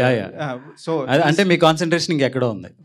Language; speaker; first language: Telugu; native; Telugu